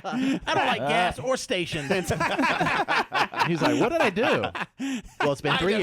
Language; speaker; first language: English; native; English